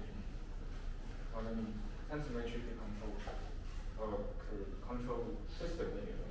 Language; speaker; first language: Korean; non-native, learner; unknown